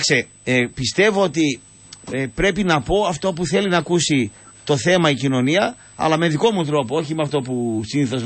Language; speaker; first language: Greek; native; Greek